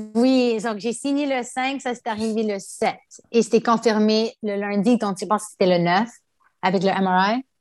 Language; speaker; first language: French; non-native, local second language; English